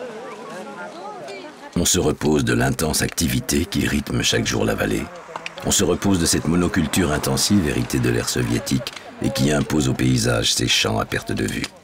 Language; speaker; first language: French; native; French